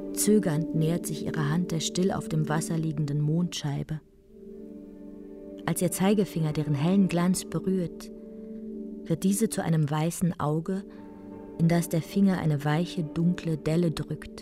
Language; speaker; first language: German; native; German